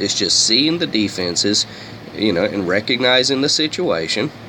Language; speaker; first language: English; native; English